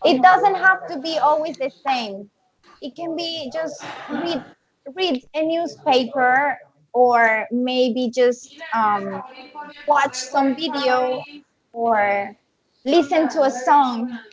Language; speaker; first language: English; non-native, fluent; Spanish